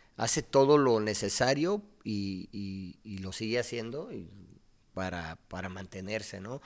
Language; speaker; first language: Spanish; native; Spanish